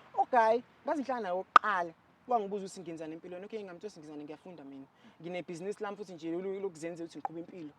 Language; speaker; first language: Zulu; non-native, local second language; Xhosa